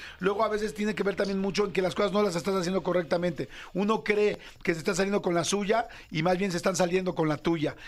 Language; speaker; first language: Spanish; native; Spanish